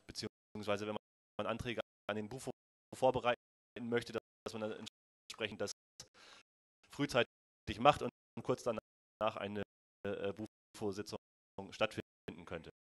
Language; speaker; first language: German; native; German